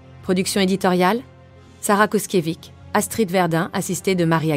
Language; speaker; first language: French; native; French